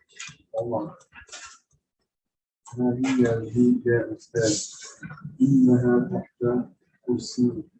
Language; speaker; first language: Arabic; non-native, learner; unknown